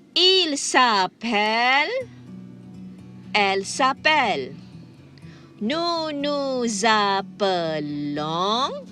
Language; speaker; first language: French; non-native, learner; Malay